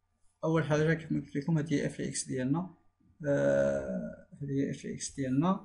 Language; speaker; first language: Arabic; native; Arabic